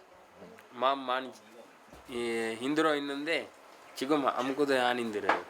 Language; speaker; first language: Korean; non-native, learner; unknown